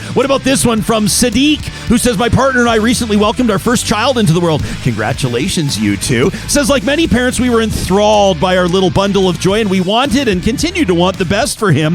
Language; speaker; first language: English; native; English